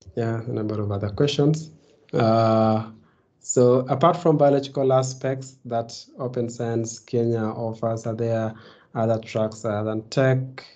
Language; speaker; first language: English; non-native, local second language; Kalenjin